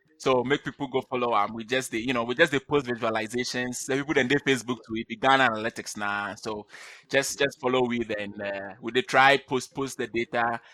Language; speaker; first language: English; non-native, local second language; Akan